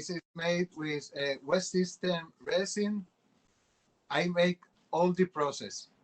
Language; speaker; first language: English; non-native, local second language; Spanish